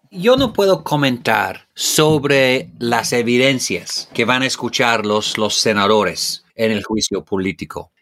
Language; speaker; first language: Spanish; non-native, fluent; English